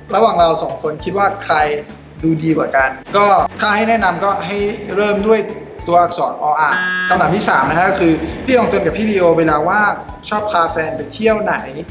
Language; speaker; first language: Thai; early bilingual, other home language; French